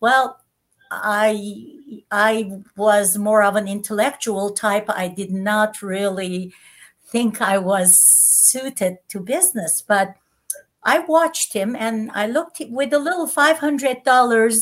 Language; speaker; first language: English; non-native, fluent; Turkish